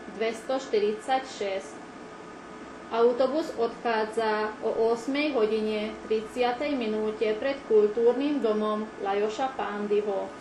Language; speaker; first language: Slovak; non-native, local second language; Hungarian